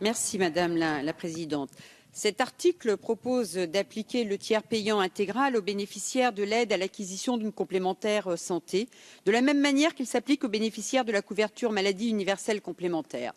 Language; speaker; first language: French; native; French